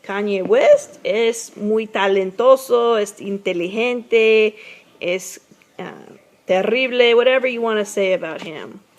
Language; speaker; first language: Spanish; non-native, fluent; English